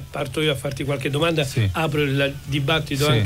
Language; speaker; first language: Italian; native; Italian